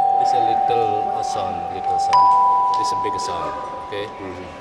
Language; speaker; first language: English; non-native, learner; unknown